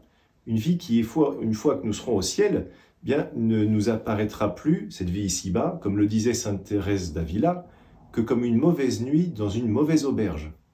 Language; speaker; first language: French; native; French